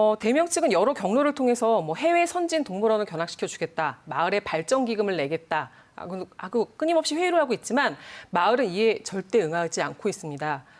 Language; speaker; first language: Korean; native; Korean